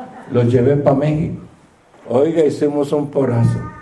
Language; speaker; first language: Spanish; native; Spanish